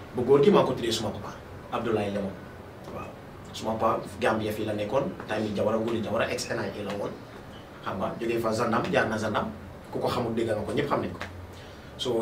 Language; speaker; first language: Wolof; native; Wolof